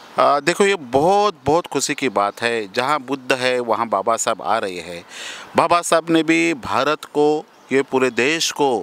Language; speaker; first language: Hindi; non-native, local second language; Marathi